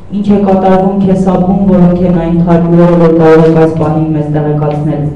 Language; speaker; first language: Armenian; native; Armenian